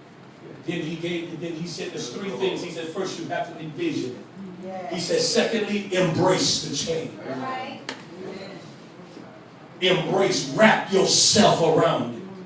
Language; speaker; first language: English; native; English